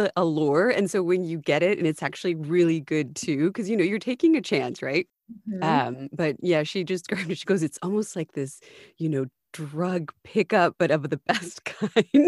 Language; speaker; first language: English; native; English